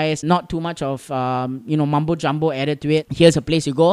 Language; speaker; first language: English; native; English